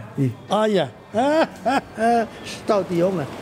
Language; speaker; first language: Dutch; non-native, learner; Indonesian